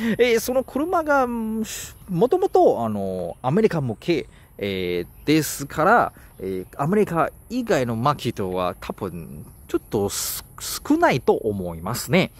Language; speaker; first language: Japanese; non-native, learner; Chinese